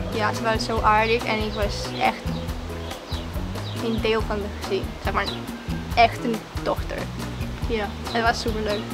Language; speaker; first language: Dutch; non-native, learner; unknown